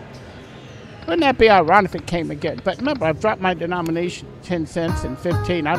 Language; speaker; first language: English; native; English